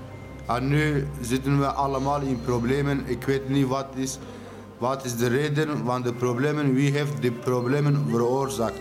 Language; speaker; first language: Dutch; non-native, learner; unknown